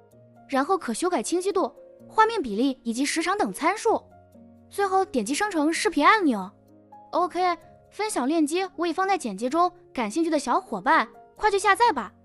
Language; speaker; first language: Chinese; native; Chinese